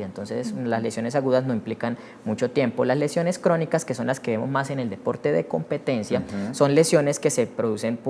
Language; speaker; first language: Spanish; native; Spanish